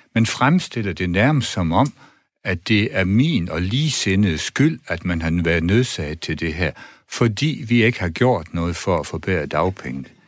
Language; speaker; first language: Danish; native; Danish